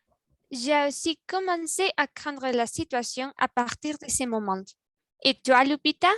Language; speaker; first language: French; non-native, learner; Spanish